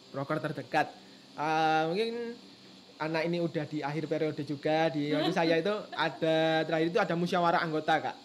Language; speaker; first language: Indonesian; native; Indonesian